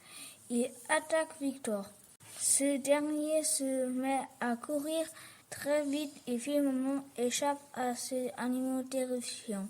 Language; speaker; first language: French; early bilingual, heritage; French